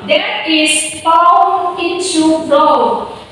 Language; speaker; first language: English; non-native, learner; Indonesian